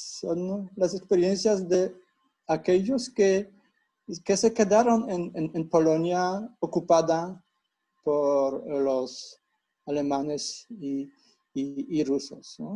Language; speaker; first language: Spanish; non-native, fluent; Polish